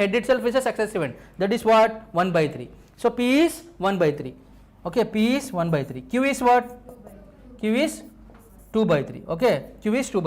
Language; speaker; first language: English; non-native, local second language; Telugu